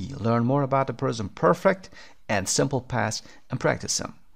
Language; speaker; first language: English; non-native, fluent; Persian